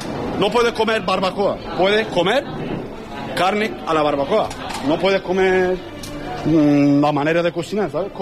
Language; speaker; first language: Spanish; non-native, learner; Turkish